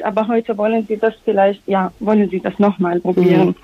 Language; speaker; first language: German; non-native, fluent; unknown